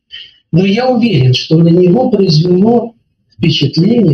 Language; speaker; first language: Russian; native; Russian